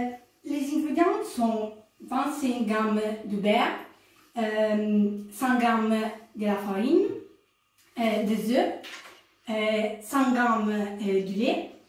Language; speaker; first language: French; non-native, learner; Italian